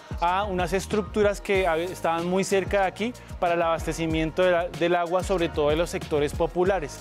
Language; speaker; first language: Spanish; native; Spanish